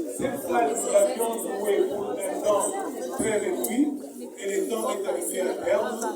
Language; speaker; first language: French; non-native, local second language; Swahili